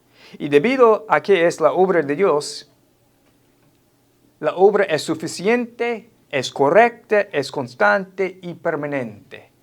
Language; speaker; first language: Spanish; non-native, fluent; English